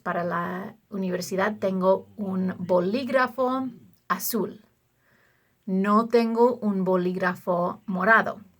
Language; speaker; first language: Spanish; non-native, fluent; English